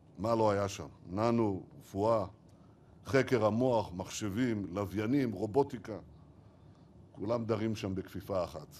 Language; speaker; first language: Hebrew; native; Hebrew